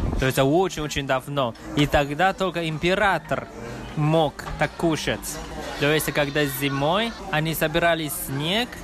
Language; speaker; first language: Russian; non-native, learner; Chinese